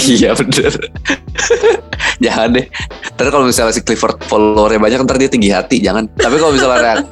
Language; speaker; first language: Indonesian; native; Indonesian